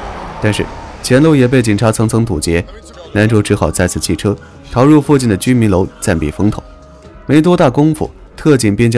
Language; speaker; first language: Chinese; native; Chinese